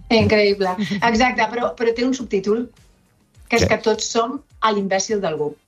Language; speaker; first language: Catalan; non-native, local second language; Spanish